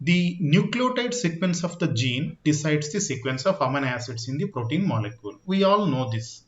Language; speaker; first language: English; non-native, local second language; Kannada